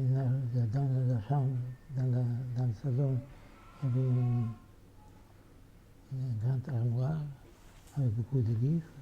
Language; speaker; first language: French; non-native, fluent; Yiddish